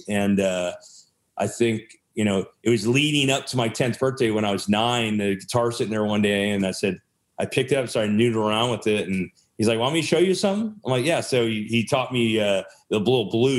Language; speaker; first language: English; native; English